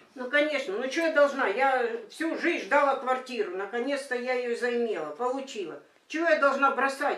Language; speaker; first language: Russian; native; Russian